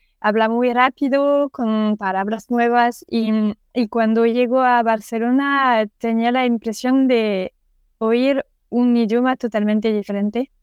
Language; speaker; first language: Spanish; non-native, learner; French